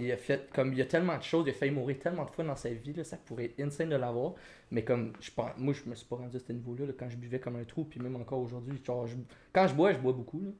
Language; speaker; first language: French; native; French